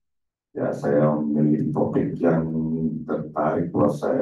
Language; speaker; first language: Indonesian; non-native, fluent; Turkish